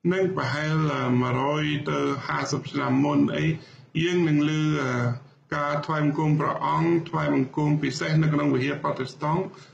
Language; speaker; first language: Khmer; non-native, fluent; English